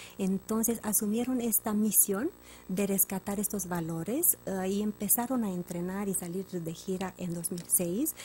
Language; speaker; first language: Spanish; non-native, fluent; Romanian